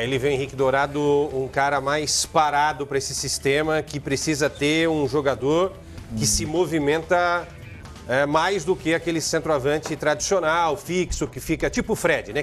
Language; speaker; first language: Portuguese; native; Portuguese